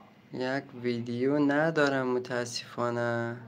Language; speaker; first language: Persian; native; Persian